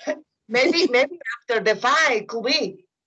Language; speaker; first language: English; non-native, fluent; Spanish